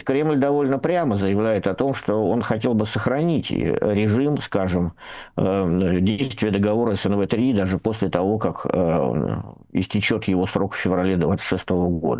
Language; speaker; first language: Russian; native; Russian